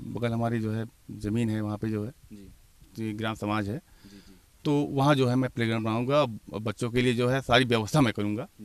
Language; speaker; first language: Hindi; native; Hindi